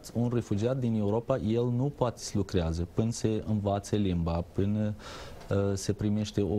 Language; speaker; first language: Romanian; non-native, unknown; Arabic